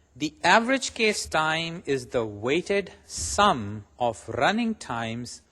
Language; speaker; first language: English; non-native, local second language; Urdu